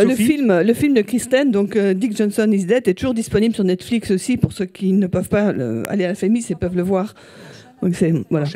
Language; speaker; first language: French; native; French